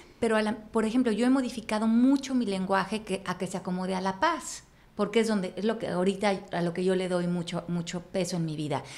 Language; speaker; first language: Spanish; native; Spanish